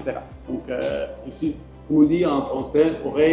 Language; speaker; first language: French; non-native, fluent; Italian